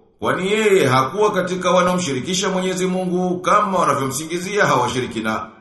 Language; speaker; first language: Swahili; native; Swahili